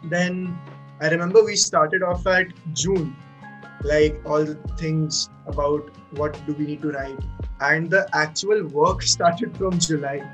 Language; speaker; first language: English; non-native, local second language; Hindi